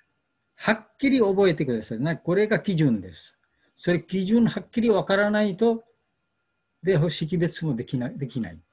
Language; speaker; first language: Japanese; non-native, learner; Bangla